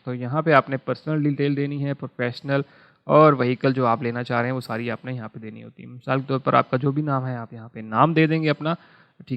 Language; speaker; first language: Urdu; non-native, local second language; Punjabi